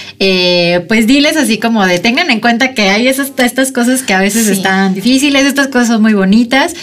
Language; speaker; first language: Spanish; native; Spanish